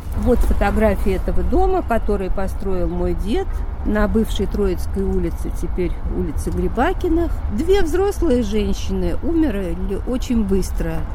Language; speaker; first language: Russian; native; Russian